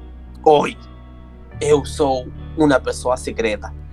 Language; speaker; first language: Portuguese; non-native, learner; Spanish